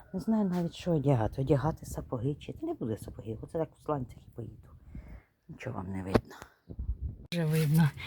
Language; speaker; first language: Ukrainian; native; Ukrainian